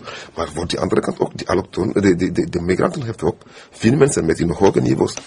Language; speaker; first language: Dutch; non-native, fluent; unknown